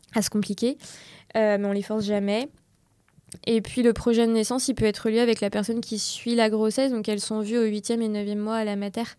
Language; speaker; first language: French; native; French